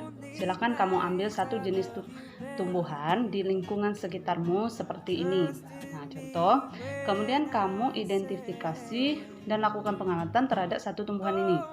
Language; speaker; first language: Indonesian; native; Indonesian